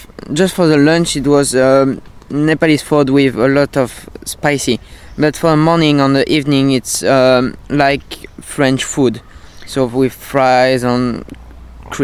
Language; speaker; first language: English; non-native, learner; French